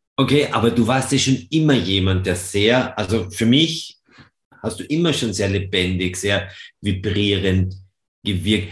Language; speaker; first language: German; native; German